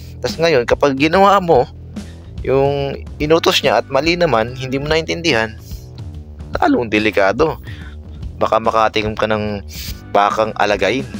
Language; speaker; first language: Filipino; native; Filipino